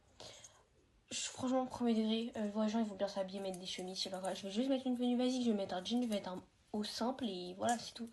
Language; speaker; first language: French; native; French